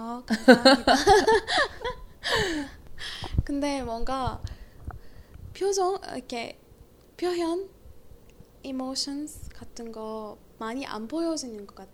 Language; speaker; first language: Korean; non-native, learner; Arabic